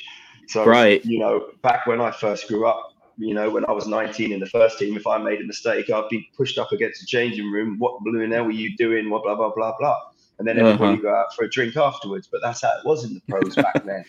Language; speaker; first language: English; native; English